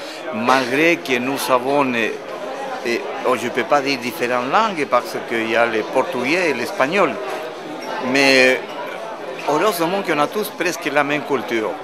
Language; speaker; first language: French; non-native, fluent; Spanish